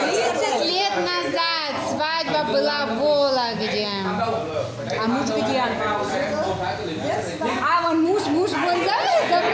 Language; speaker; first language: Russian; non-native, learner; Vietnamese